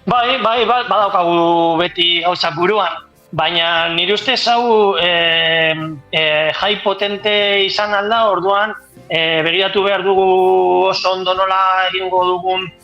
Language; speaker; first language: Basque; non-native, local second language; Spanish